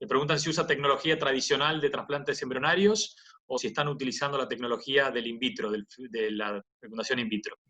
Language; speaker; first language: Spanish; native; Spanish